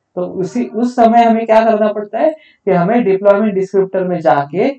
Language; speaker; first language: Hindi; non-native, local second language; Marathi